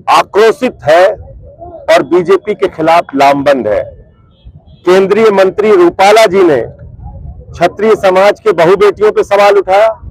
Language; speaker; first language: Hindi; native; Hindi